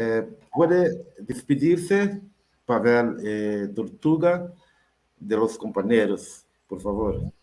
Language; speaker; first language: Spanish; non-native, learner; Portuguese